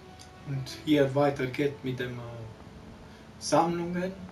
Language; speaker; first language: German; non-native, local second language; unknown